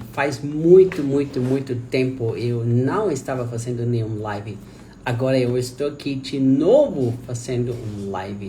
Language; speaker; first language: Portuguese; non-native, fluent; German